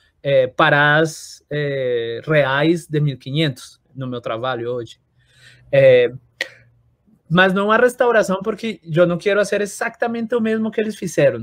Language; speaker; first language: Portuguese; non-native, fluent; Spanish